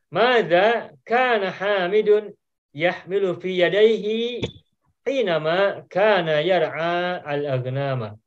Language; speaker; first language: Arabic; non-native, fluent; Indonesian